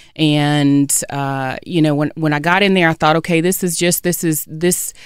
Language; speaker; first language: English; native; English